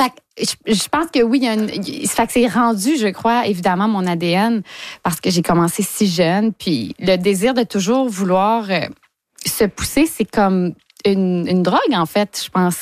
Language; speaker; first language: French; native; French